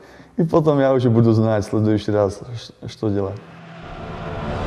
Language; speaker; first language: Russian; non-native, learner; Slovak